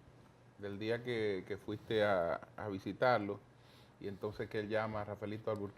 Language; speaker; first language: Spanish; native; Spanish